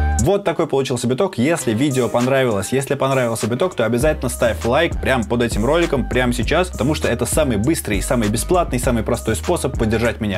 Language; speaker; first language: Russian; native; Russian